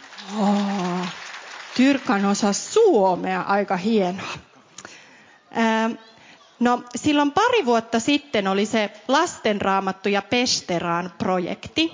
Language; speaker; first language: Finnish; native; Finnish